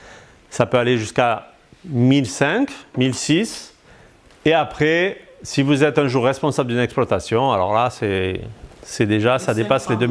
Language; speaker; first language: French; native; French